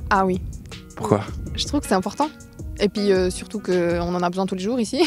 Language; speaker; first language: French; native; French